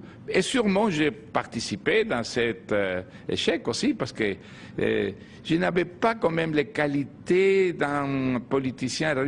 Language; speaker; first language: French; non-native, fluent; Spanish